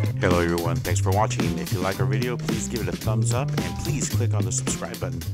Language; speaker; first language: English; native; English